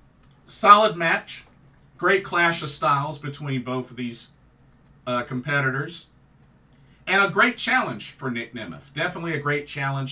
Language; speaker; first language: English; native; English